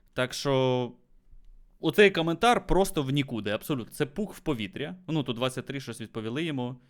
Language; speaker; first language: Ukrainian; native; Ukrainian